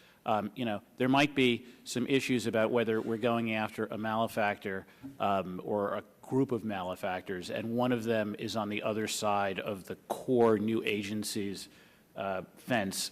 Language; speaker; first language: English; native; English